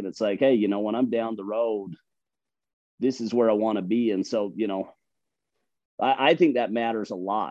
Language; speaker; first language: English; native; English